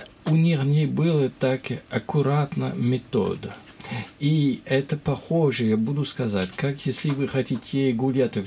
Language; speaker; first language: Russian; non-native, learner; French